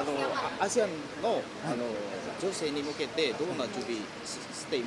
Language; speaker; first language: Japanese; non-native, learner; Indonesian